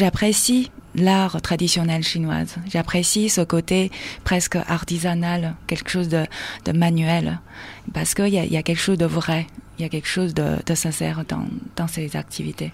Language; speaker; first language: French; non-native, fluent; Chinese